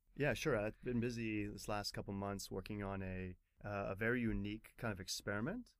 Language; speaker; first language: English; native; English